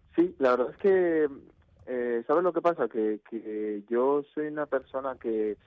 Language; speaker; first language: Spanish; native; Spanish